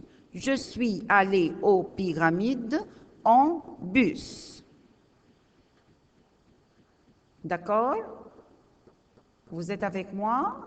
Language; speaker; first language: French; non-native, learner; Arabic